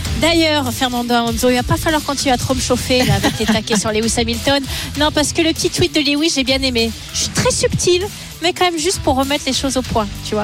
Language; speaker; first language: French; native; French